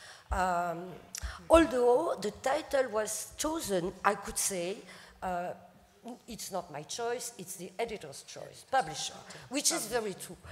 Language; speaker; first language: English; non-native, fluent; French